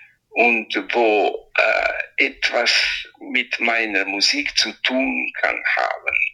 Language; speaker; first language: German; non-native, local second language; Italian